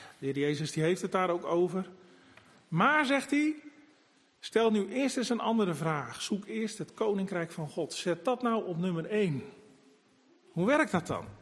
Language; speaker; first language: Dutch; native; Dutch